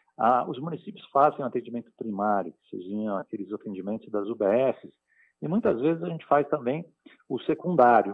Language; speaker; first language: Portuguese; native; Portuguese